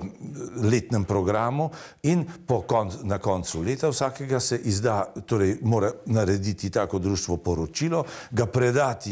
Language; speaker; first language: Slovenian; native; Slovenian